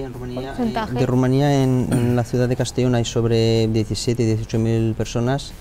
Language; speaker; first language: Spanish; non-native, fluent; Romanian